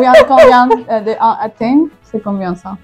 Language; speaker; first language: French; non-native, learner; Spanish